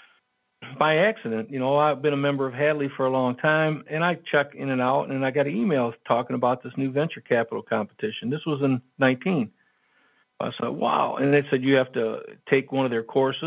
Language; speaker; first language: English; native; English